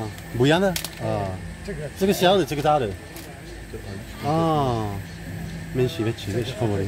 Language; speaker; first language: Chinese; non-native, learner; Slovak